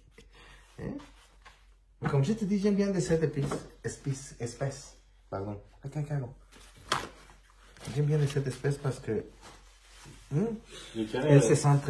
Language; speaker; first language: French; non-native, learner; Spanish